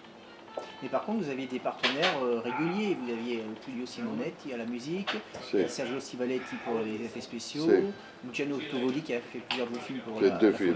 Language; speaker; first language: French; native; French